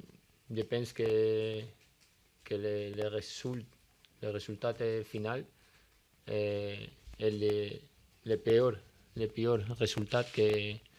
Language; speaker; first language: French; non-native, learner; Spanish